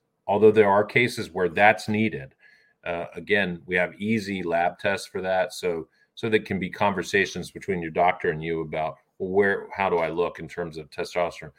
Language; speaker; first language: English; native; English